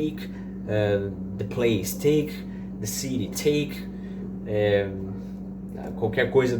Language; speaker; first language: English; non-native, fluent; Portuguese